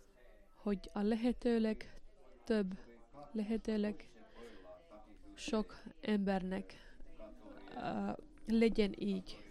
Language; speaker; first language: Hungarian; non-native, learner; Finnish